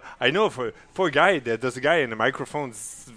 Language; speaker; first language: English; non-native, fluent; French